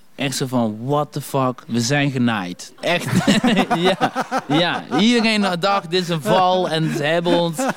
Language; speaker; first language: Dutch; native; Dutch